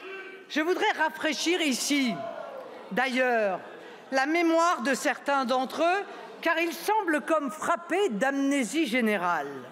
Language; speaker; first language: French; native; French